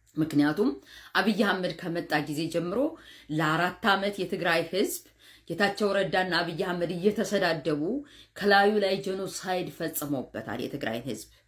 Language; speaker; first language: Amharic; native; Amharic